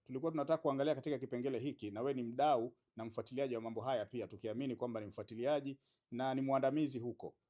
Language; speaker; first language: Swahili; native; Swahili